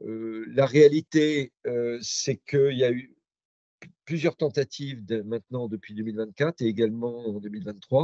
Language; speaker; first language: French; native; French